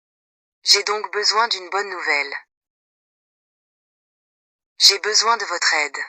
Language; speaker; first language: French; non-native, local second language; Wolof